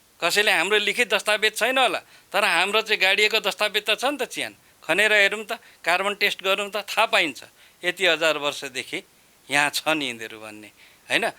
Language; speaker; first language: Nepali; non-native, local second language; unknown